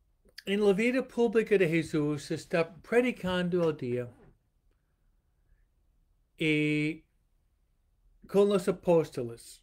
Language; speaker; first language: Spanish; non-native, fluent; English